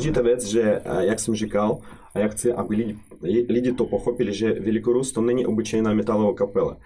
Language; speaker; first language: Czech; non-native, learner; Russian